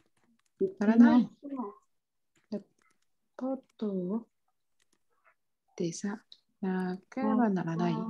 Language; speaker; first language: Japanese; non-native, learner; Chinese